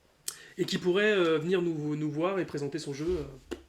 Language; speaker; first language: French; native; French